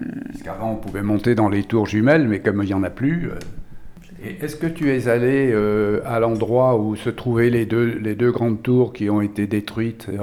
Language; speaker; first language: French; native; French